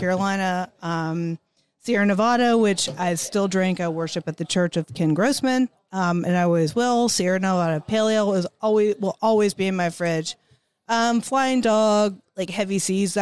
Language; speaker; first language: English; native; English